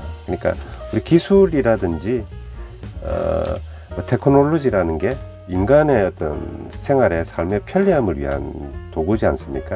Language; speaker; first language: Korean; native; Korean